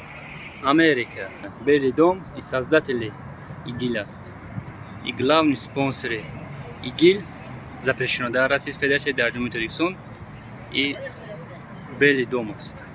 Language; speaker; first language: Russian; non-native, local second language; Tajik